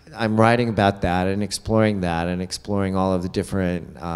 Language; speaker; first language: English; native; English